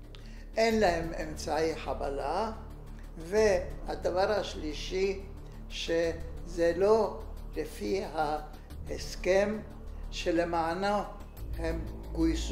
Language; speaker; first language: Hebrew; non-native, fluent; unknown